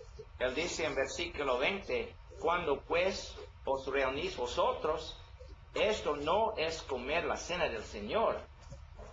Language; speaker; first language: Spanish; non-native, learner; English